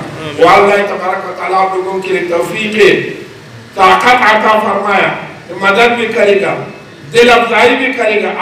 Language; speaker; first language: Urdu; non-native, fluent; Pashto